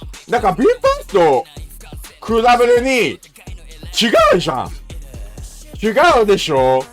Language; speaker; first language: Japanese; non-native, learner; English